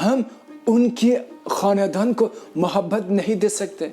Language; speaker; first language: Urdu; non-native, fluent; Persian